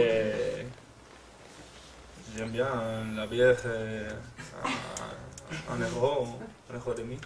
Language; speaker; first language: French; non-native, fluent; Spanish